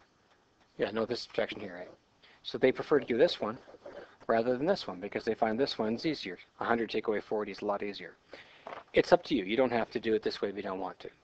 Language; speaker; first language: English; native; English